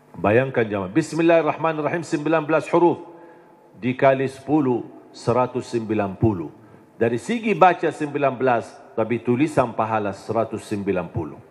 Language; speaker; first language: Indonesian; non-native, fluent; Arabic